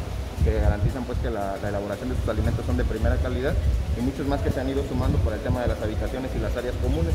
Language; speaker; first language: Spanish; native; Spanish